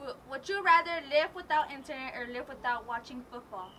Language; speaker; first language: English; early bilingual, other home language; Spanish